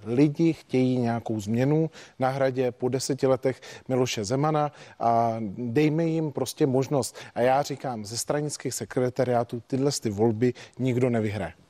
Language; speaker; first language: Czech; native; Czech